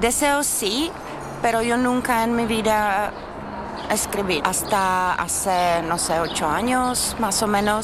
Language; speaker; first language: Spanish; non-native, fluent; Czech